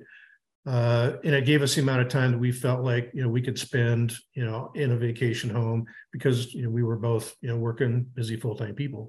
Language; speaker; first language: English; native; English